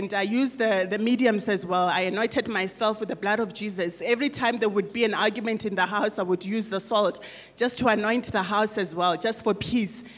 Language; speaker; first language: English; non-native, local second language; Northern Sotho